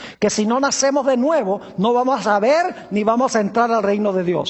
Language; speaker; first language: Spanish; native; Spanish